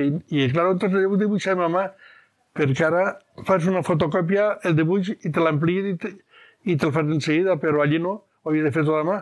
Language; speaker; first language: Catalan; native; Catalan